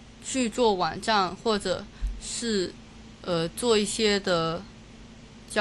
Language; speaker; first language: Chinese; non-native, local second language; Cantonese